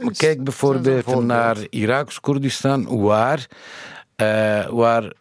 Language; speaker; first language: Dutch; non-native, fluent; Kurdish